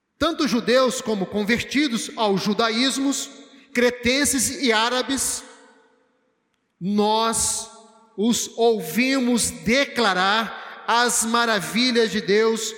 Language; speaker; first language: Portuguese; native; Portuguese